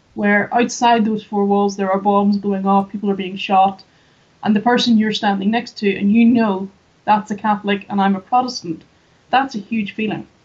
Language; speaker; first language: English; native; English